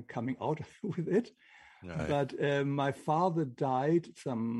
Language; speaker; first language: English; non-native, fluent; German